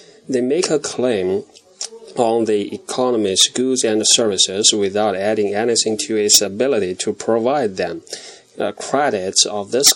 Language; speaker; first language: English; non-native, fluent; Chinese